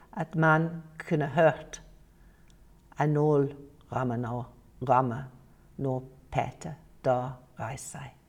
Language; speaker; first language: Norwegian; non-native, fluent; English